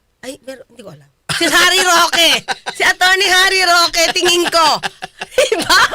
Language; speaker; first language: Filipino; native; Filipino